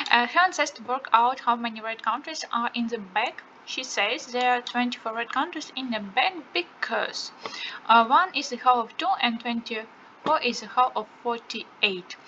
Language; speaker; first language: English; non-native, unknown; Ukrainian